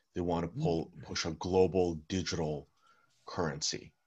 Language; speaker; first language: English; early bilingual, other home language; Russian